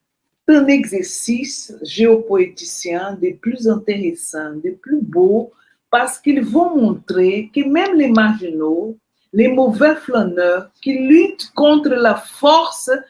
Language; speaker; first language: French; non-native, fluent; Portuguese